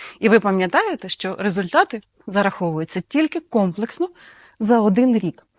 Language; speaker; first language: Ukrainian; native; Ukrainian